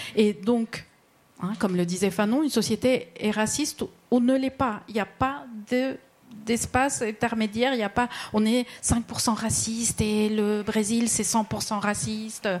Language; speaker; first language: French; non-native, fluent; Spanish